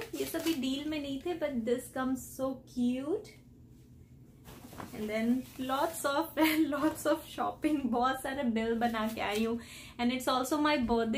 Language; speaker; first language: Hindi; native; Hindi